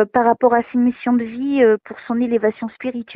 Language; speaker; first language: French; native; French